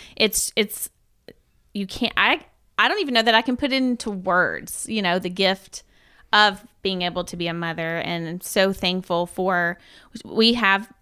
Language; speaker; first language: English; native; English